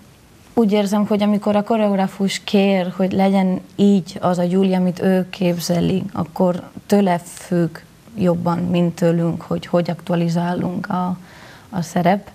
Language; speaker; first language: Hungarian; non-native, learner; Spanish